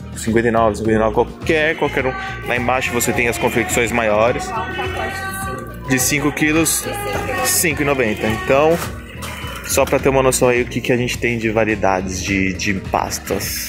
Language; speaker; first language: Portuguese; native; Portuguese